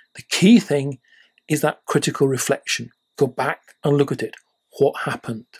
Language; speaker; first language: English; native; English